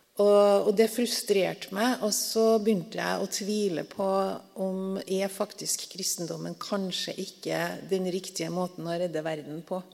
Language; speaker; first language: Norwegian; native; Norwegian